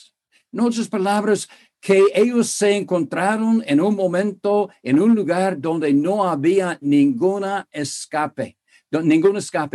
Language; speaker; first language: Spanish; non-native, fluent; English